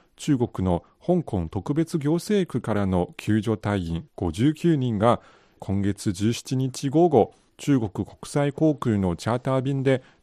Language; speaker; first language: Japanese; non-native, fluent; Chinese